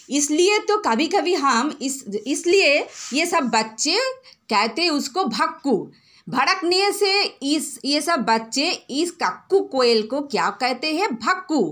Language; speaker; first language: Hindi; non-native, local second language; Bangla